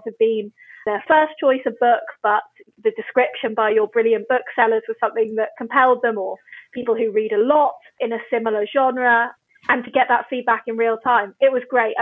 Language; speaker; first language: English; native; English